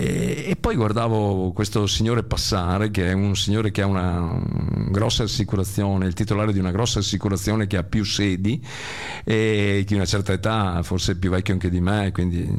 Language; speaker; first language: Italian; native; Italian